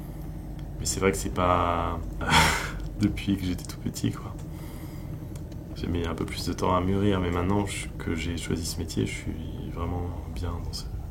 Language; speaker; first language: French; native; French